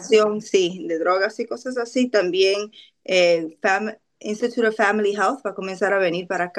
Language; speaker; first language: Spanish; early bilingual, other home language; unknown